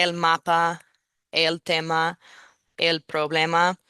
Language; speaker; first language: Spanish; non-native, fluent; English